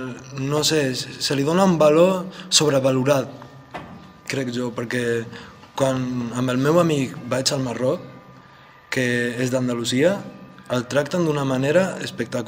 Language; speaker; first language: Catalan; early bilingual, other home language; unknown